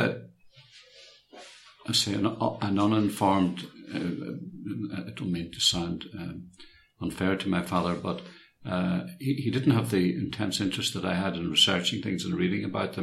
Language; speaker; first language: English; native; English